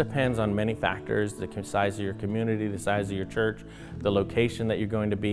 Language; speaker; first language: English; native; English